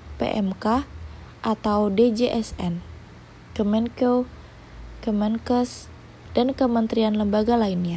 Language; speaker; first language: Indonesian; native; Indonesian